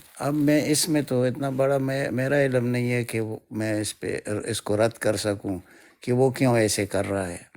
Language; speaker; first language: Urdu; non-native, local second language; Pashto